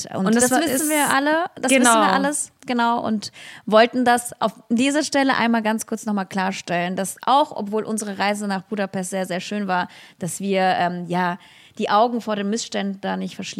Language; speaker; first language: German; early bilingual, other home language; Russian